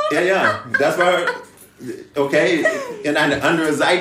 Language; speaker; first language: German; non-native, learner; English